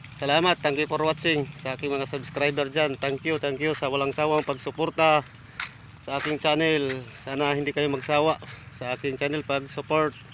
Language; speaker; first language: Filipino; non-native, local second language; Cebuano